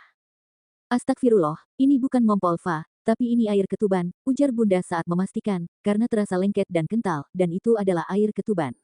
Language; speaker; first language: Indonesian; native; Indonesian